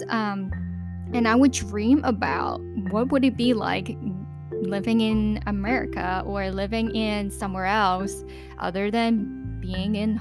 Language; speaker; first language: English; non-native, local second language; Cantonese